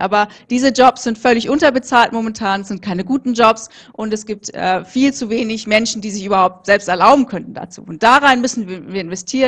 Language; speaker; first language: German; native; German